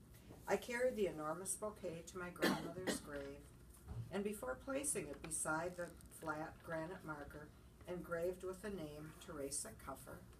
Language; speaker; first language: English; native; English